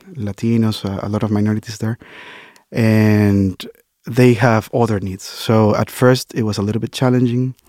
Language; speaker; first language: English; non-native, fluent; Spanish